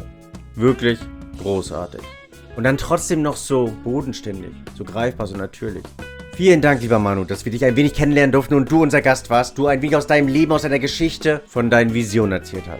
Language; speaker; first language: German; native; German